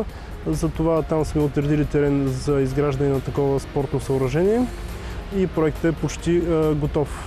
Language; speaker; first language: Bulgarian; native; Bulgarian